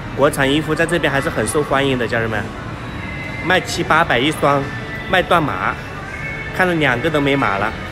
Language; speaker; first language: Chinese; native; Chinese